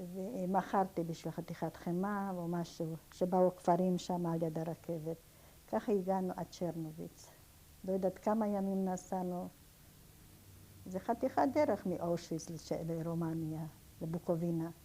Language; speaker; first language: Hebrew; non-native, fluent; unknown